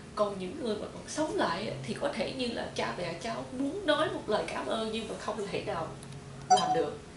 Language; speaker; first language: Vietnamese; early bilingual, heritage; Vietnamese